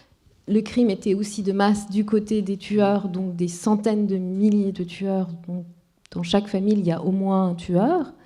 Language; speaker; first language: French; non-native, local second language; Kinyarwanda